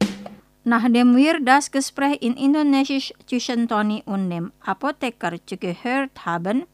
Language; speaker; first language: German; non-native, fluent; Indonesian